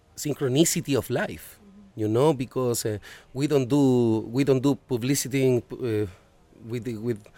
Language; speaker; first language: English; non-native, fluent; Spanish